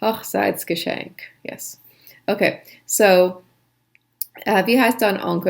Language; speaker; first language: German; non-native, fluent; English